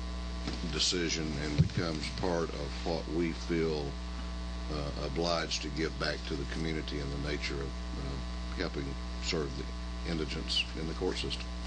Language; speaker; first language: English; native; English